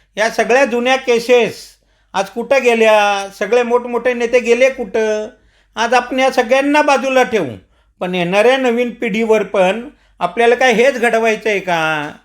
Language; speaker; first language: Marathi; non-native, local second language; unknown